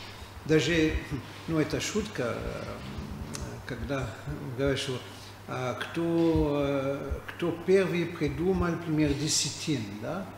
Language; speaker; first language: Russian; non-native, fluent; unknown